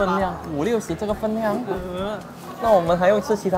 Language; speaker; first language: Chinese; native; Chinese